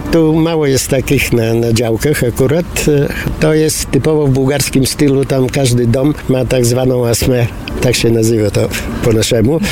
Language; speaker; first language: Polish; non-native, fluent; Bulgarian